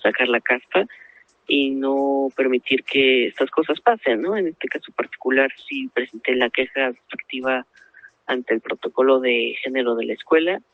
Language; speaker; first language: Spanish; native; Spanish